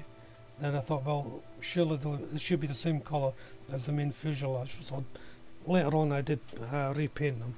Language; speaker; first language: English; native; English